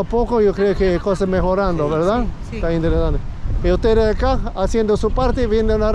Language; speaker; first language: Spanish; non-native, learner; English